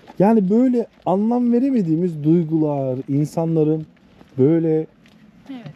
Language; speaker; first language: Turkish; native; Turkish